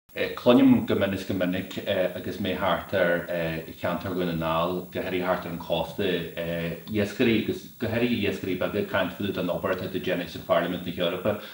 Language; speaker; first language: Irish; native; Irish